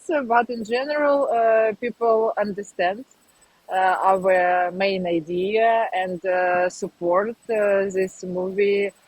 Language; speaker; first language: English; non-native, learner; Ukrainian